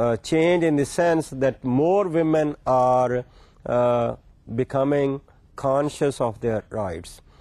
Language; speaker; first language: English; non-native, local second language; Urdu